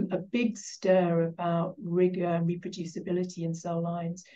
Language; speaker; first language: English; native; English